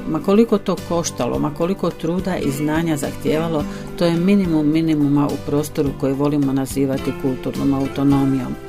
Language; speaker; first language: Bosnian; early bilingual, heritage; Croatian